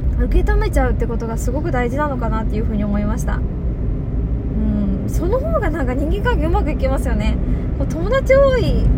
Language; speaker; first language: Japanese; native; Japanese